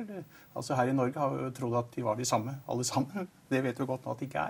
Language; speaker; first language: Norwegian; native; Norwegian